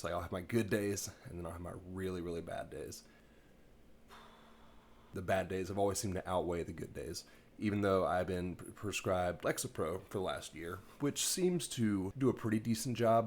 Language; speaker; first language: English; native; English